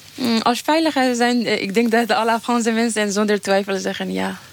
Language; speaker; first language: Dutch; non-native, learner; Persian